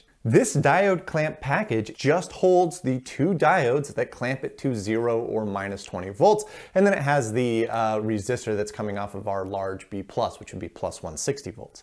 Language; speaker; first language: English; native; English